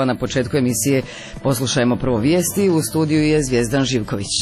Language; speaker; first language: Croatian; native; Croatian